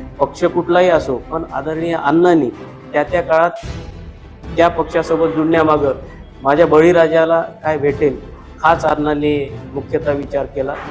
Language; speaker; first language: Marathi; native; Marathi